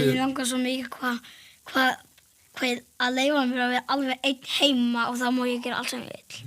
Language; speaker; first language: Icelandic; early bilingual, other home language; Portuguese